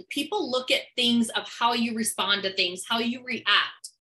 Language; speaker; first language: English; native; English